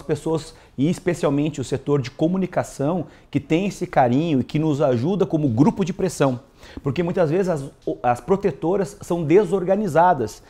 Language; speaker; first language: Portuguese; native; Portuguese